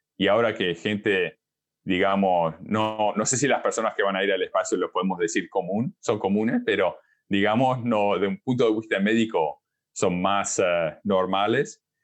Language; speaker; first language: Spanish; early bilingual, heritage; Spanish